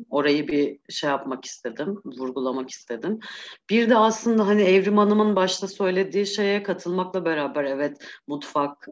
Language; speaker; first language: Turkish; native; Turkish